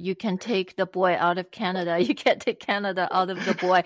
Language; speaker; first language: English; non-native, fluent; Chinese